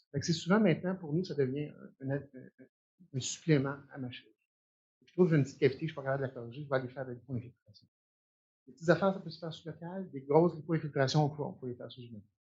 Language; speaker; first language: French; native; French